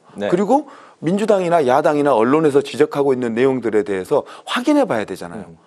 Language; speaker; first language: Korean; native; Korean